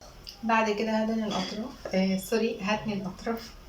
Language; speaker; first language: Arabic; native; Arabic